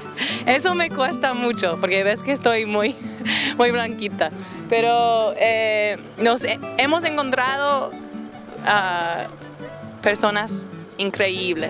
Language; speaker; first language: Spanish; non-native, fluent; English